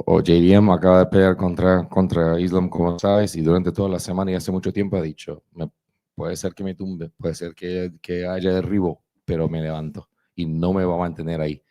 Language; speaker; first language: Spanish; native; Spanish